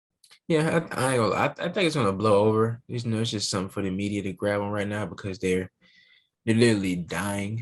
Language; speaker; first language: English; native; English